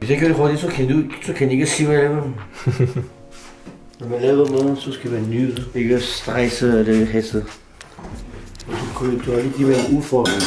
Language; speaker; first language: Danish; non-native, fluent; Chinese